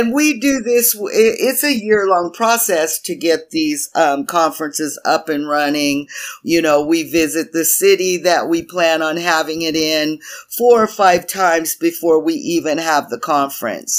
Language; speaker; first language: English; native; English